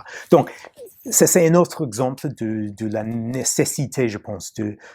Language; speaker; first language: French; non-native, fluent; English